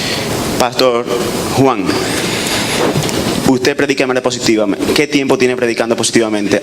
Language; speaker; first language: Spanish; native; Spanish